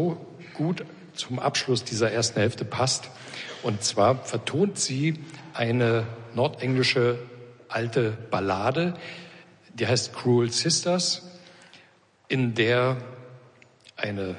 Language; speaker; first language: German; native; German